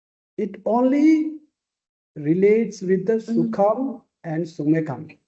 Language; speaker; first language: English; non-native, local second language; Tibetan